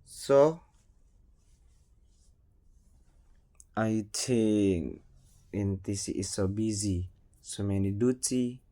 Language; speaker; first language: English; non-native, learner; Indonesian